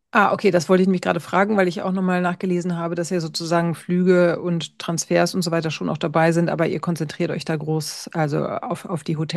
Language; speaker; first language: German; native; German